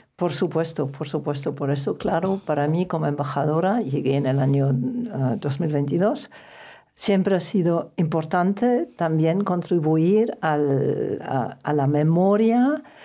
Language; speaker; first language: Spanish; non-native, fluent; German